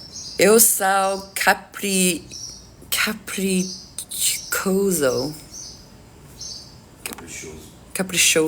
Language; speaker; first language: Portuguese; non-native, learner; English